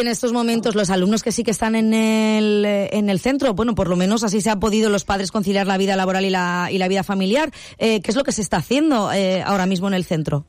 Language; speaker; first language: Spanish; native; Spanish